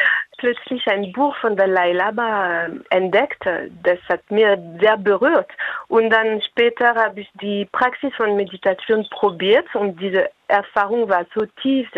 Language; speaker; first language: German; non-native, fluent; French